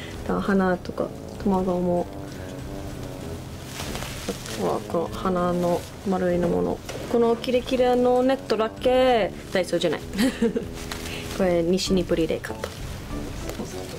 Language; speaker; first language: Japanese; non-native, learner; English